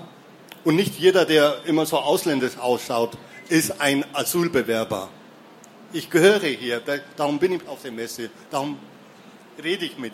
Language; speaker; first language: German; early bilingual, other home language; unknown